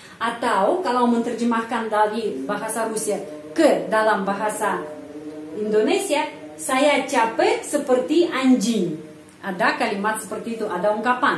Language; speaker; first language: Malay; non-native, fluent; Russian